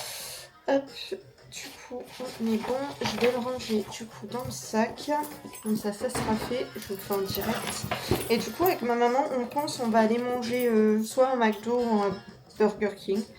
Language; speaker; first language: French; native; French